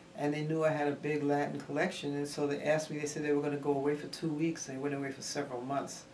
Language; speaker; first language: English; early bilingual, other home language; Spanish